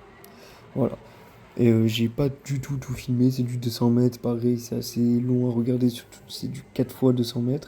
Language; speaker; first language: French; native; French